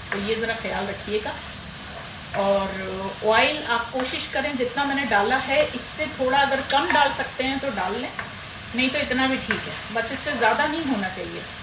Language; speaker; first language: Urdu; native; Urdu